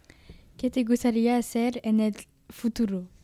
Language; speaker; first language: Spanish; non-native, learner; French